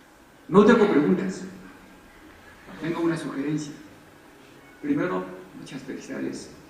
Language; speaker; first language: Spanish; non-native, fluent; Chinese